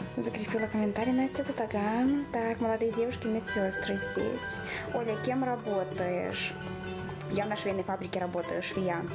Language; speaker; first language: Russian; native; Russian